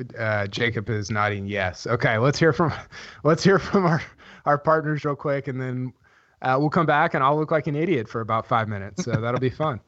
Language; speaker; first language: English; native; English